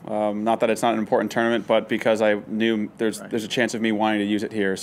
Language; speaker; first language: English; native; English